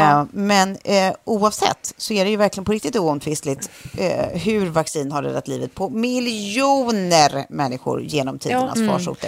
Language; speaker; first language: Swedish; native; Swedish